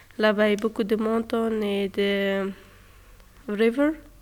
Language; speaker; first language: French; non-native, learner; Persian